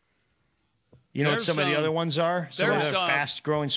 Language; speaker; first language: English; native; English